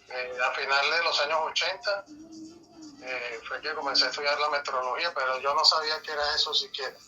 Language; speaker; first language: Spanish; native; Spanish